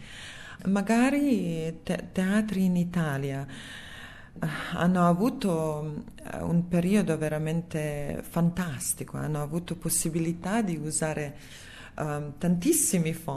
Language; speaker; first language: Italian; non-native, fluent; Serbian